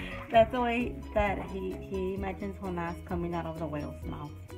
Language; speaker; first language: English; early bilingual, other home language; Spanish